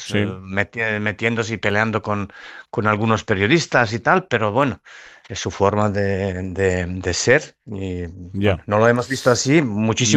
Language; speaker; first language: Spanish; non-native, fluent; Serbian